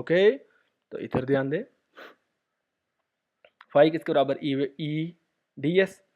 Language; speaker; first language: Hindi; native; Hindi